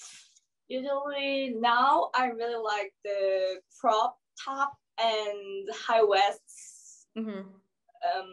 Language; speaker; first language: English; non-native, learner; Korean